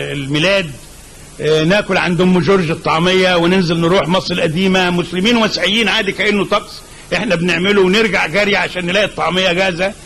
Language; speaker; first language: Egyptian Arabic; native; Egyptian Arabic